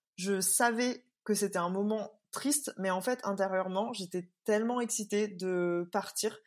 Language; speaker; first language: French; native; French